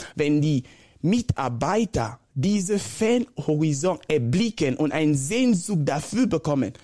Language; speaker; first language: German; non-native, fluent; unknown